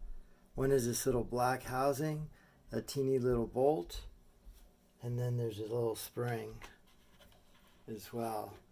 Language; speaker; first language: English; native; English